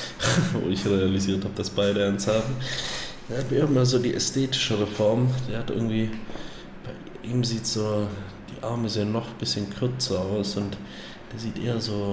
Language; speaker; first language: German; native; German